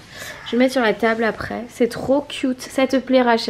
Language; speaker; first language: French; native; French